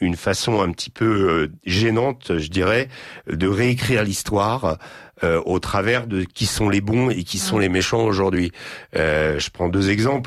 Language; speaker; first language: French; native; French